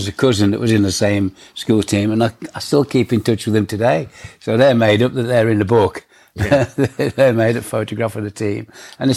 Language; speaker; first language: English; native; English